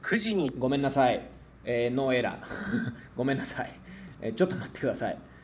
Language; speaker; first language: Japanese; non-native, fluent; Spanish